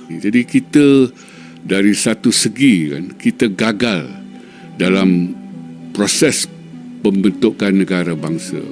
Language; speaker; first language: Malay; native; Malay